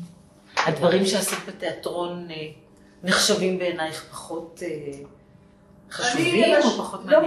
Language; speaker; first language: Hebrew; native; Hebrew